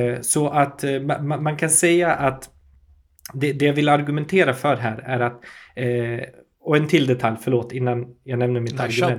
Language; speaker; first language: Swedish; native; Swedish